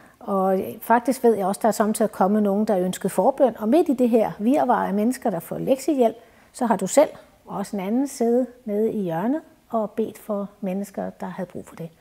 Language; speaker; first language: Danish; native; Danish